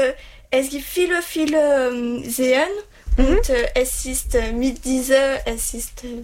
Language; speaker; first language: German; non-native, learner; French